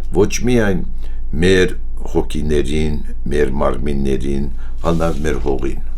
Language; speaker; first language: Armenian; early bilingual, heritage; Armenian